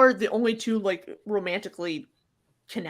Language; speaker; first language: English; native; English